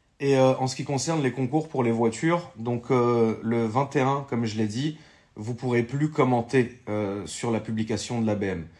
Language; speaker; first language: French; native; French